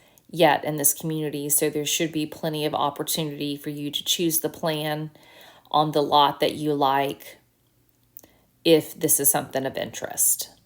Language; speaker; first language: English; native; English